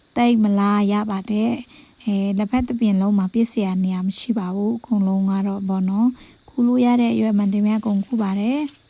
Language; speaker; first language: Burmese; non-native, local second language; Pa'o Karen